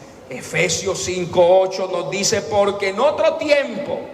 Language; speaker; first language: Spanish; native; Spanish